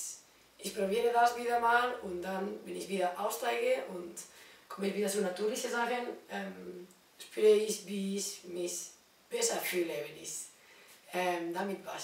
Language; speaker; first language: German; non-native, learner; Spanish